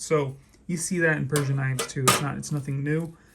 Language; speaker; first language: English; native; English